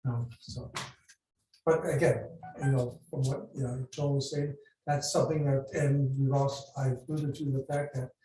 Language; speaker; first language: English; native; English